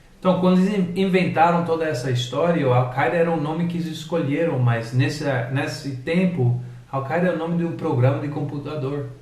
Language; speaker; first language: Portuguese; early bilingual, heritage; English